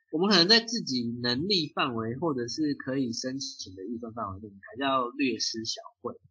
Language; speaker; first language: Chinese; native; Chinese